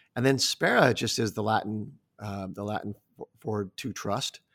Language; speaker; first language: English; native; English